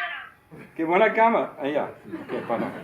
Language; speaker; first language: Spanish; non-native, fluent; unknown